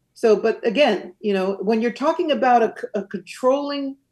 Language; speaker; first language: English; native; English